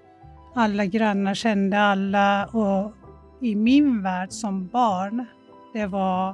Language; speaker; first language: Swedish; non-native, fluent; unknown